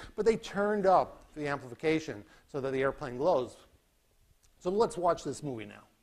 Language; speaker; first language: English; native; English